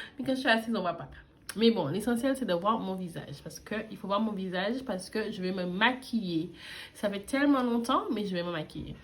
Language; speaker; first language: French; early bilingual, other home language; English